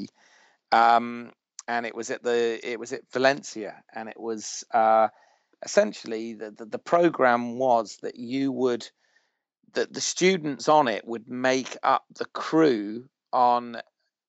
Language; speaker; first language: English; native; English